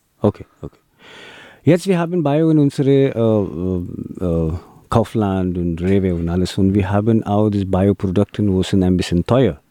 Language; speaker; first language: German; non-native, learner; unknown